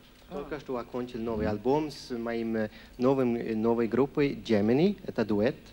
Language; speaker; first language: Russian; non-native, fluent; Swedish